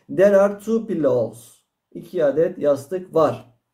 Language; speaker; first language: English; non-native, fluent; Turkish